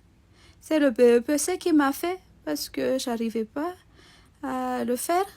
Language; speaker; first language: French; non-native, local second language; Malagasy